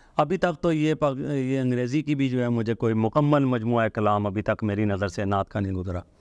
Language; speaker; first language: Urdu; non-native, local second language; Northern Hindko